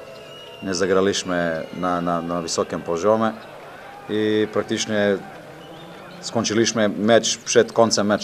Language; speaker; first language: Polish; non-native, fluent; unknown